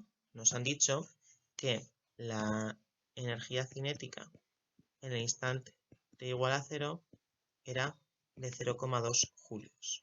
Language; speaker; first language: Spanish; native; Spanish